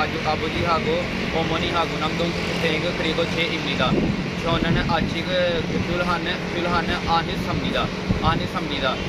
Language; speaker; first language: Korean; non-native, learner; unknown